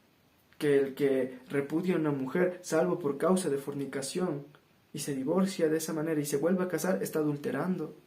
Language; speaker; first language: Spanish; native; Spanish